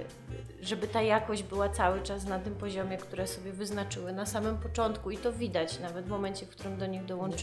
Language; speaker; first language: Polish; native; Polish